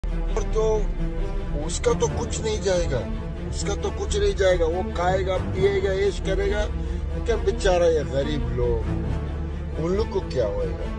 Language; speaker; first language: Hindi; non-native, learner; Arabic